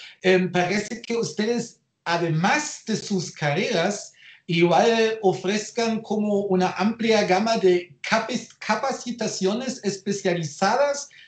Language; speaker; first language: Spanish; non-native, fluent; German